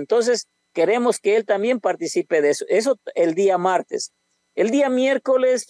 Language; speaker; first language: Spanish; native; Spanish